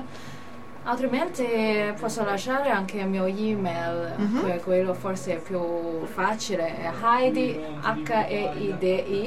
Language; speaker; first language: Italian; non-native, learner; Cantonese